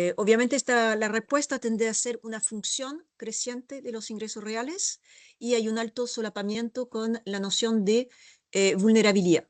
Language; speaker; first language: Spanish; non-native, fluent; French